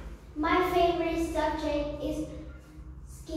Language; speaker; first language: English; non-native, learner; Vietnamese